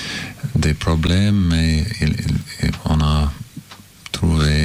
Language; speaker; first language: French; non-native, learner; English